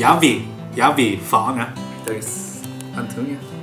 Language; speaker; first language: Vietnamese; non-native, learner; Japanese